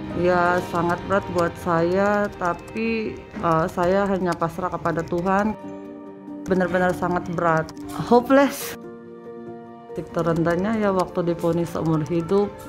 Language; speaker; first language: Indonesian; non-native, fluent; Filipino